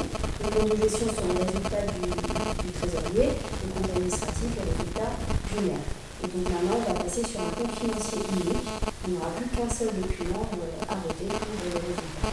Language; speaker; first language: French; native; French